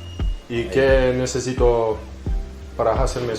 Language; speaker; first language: Spanish; non-native, learner; English